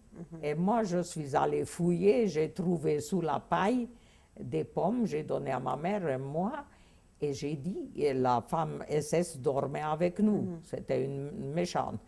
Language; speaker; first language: French; non-native, fluent; Hungarian